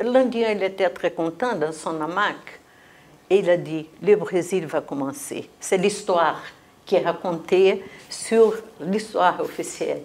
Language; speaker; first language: French; non-native, fluent; Portuguese